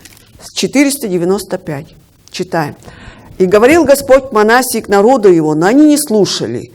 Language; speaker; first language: Russian; native; Russian